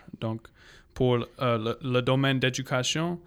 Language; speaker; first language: French; non-native, local second language; English